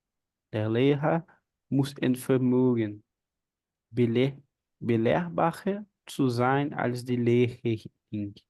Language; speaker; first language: German; non-native, learner; Portuguese